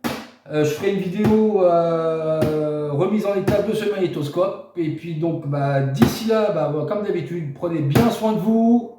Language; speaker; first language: French; native; French